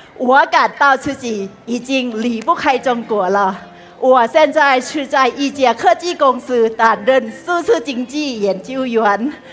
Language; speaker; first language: Chinese; non-native, fluent; Thai